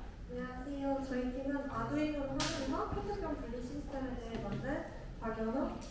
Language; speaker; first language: Korean; native; Korean